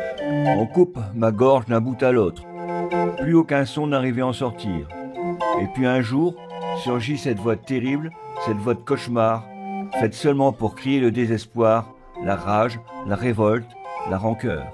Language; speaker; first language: French; native; French